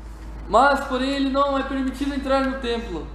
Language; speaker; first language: Portuguese; native; Portuguese